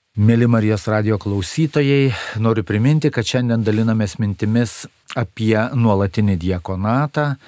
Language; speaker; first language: Lithuanian; native; Lithuanian